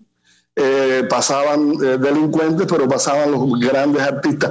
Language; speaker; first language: Spanish; native; Spanish